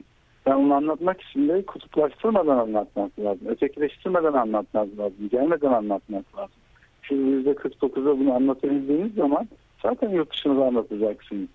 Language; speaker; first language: Turkish; native; Turkish